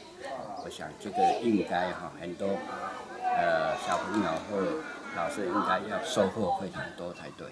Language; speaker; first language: Chinese; native; Chinese